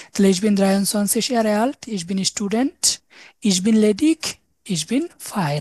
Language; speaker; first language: German; non-native, fluent; Bangla